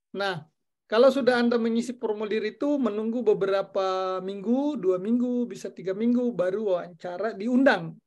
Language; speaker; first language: Indonesian; non-native, local second language; Buginese